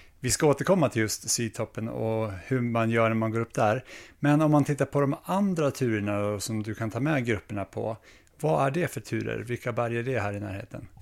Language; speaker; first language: Swedish; native; Swedish